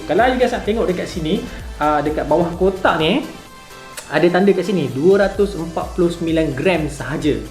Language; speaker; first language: Malay; native; Malay